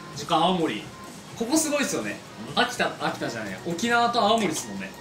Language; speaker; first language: Japanese; native; Japanese